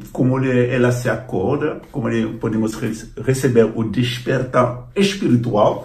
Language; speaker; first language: Portuguese; non-native, fluent; French